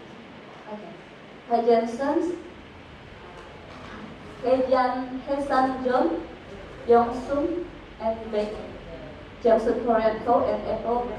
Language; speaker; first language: English; non-native, learner; Indonesian